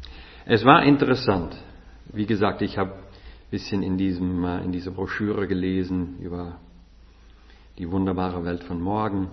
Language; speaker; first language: German; non-native, fluent; English